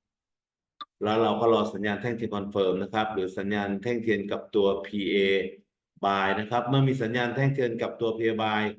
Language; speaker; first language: Thai; native; Thai